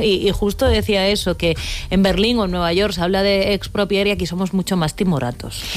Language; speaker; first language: Spanish; native; Spanish